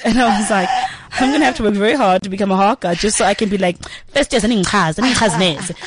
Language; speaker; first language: English; non-native, local second language; Zulu